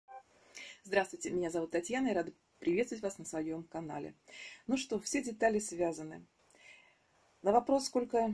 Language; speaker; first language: Russian; native; Russian